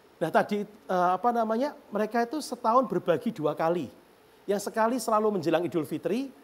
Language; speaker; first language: Indonesian; native; Indonesian